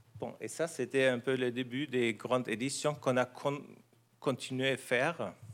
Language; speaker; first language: French; non-native, fluent; German